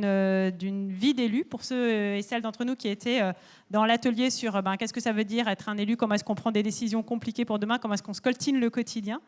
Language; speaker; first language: French; native; French